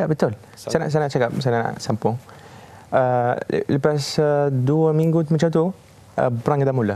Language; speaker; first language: Indonesian; non-native, fluent; Arabic